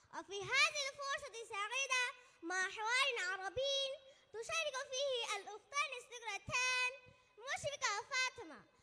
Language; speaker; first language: Arabic; non-native, learner; Bangla